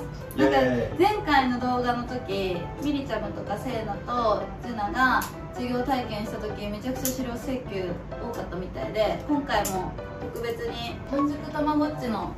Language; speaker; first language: Japanese; native; Japanese